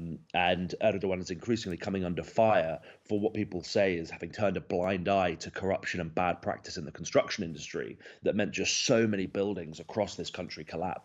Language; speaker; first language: English; native; English